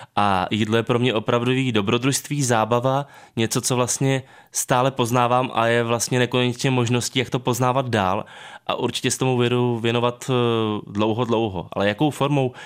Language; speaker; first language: Czech; native; Czech